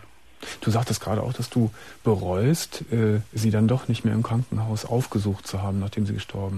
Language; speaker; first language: German; native; German